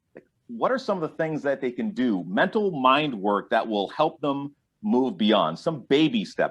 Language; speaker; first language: English; native; English